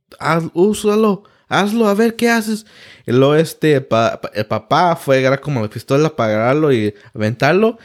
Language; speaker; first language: Spanish; early bilingual, heritage; Spanish